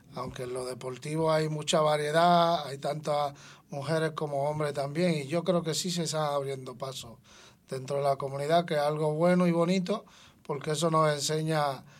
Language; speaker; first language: Spanish; native; Spanish